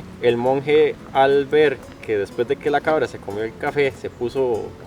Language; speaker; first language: Spanish; native; Spanish